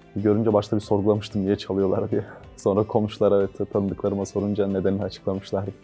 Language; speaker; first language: Turkish; early bilingual, other home language; Uzbek